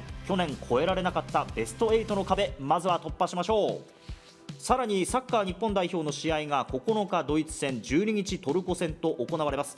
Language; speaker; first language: Japanese; native; Japanese